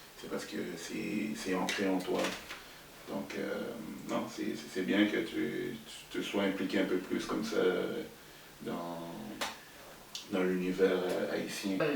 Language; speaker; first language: French; early bilingual, other home language; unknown